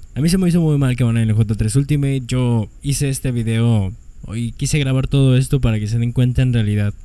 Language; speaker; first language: Spanish; native; Spanish